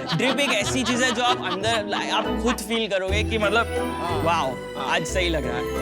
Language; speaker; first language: Hindi; early bilingual, heritage; Hindi